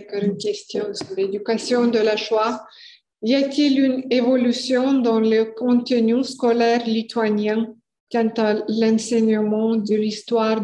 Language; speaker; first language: French; non-native, fluent; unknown